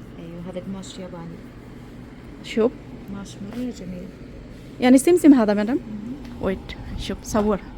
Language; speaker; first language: Arabic; non-native, learner; Bangla